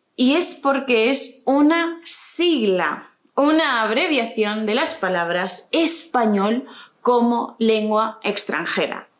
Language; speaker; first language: Spanish; native; Spanish